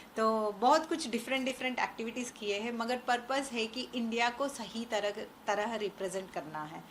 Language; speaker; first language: Hindi; non-native, local second language; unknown